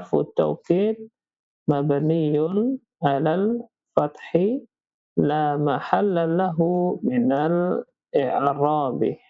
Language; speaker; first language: Arabic; non-native, fluent; Indonesian